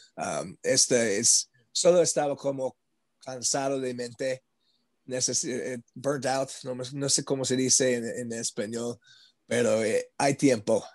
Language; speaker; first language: Spanish; non-native, learner; English